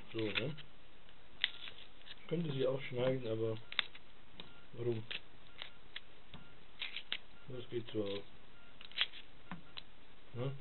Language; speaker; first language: German; non-native, fluent; Italian